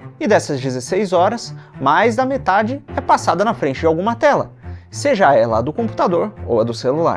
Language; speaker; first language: Portuguese; native; Portuguese